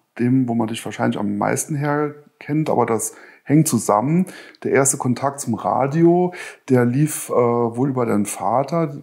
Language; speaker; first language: German; native; German